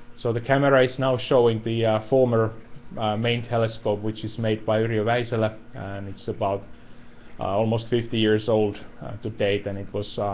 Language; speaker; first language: English; non-native, fluent; Finnish